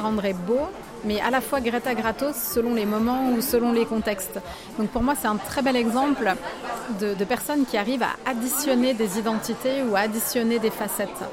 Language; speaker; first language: French; native; French